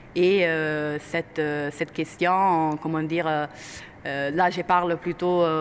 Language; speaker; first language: French; non-native, fluent; Italian